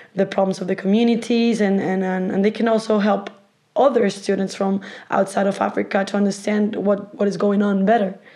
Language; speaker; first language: English; non-native, fluent; Spanish